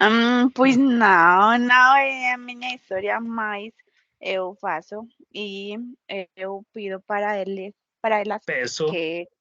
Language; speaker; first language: Portuguese; non-native, learner; Spanish